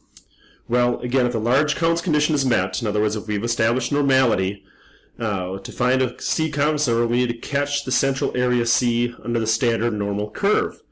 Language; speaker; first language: English; native; English